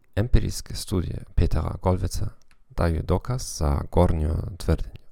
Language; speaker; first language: Croatian; non-native, fluent; German